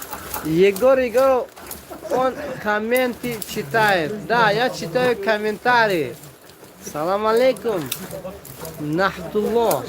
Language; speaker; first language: Russian; non-native, local second language; Tajik